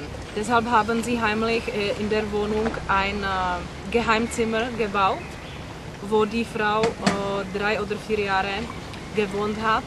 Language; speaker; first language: German; non-native, learner; Czech